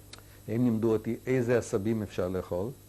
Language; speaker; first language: Hebrew; non-native, fluent; Yiddish